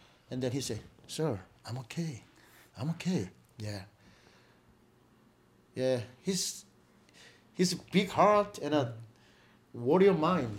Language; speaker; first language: English; non-native, learner; Korean